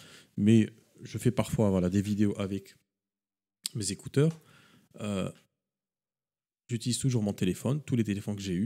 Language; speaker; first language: French; native; French